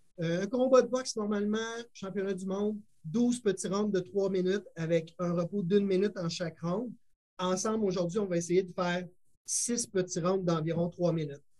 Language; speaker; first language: French; native; French